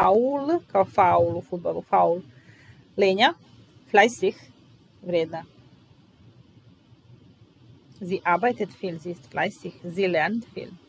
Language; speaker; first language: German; non-native, fluent; Serbian